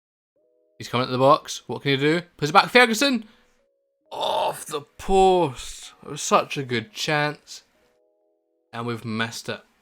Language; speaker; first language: English; native; English